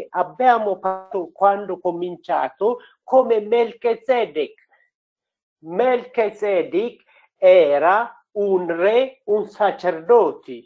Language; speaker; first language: Italian; non-native, learner; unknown